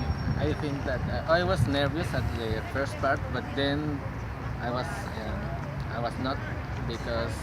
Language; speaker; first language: English; non-native, learner; Spanish